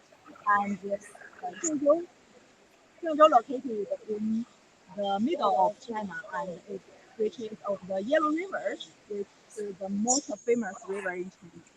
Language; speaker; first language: English; non-native, learner; Chinese